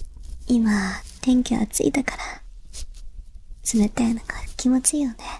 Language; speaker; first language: Japanese; non-native, learner; Chinese